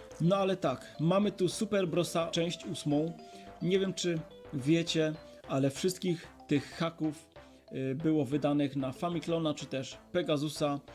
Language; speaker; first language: Polish; native; Polish